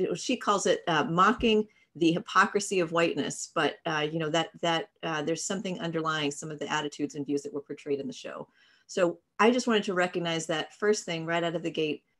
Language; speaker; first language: English; native; English